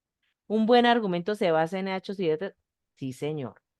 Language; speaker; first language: Spanish; native; Spanish